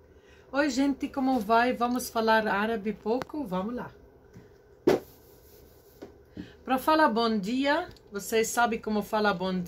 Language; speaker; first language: Portuguese; non-native, learner; Arabic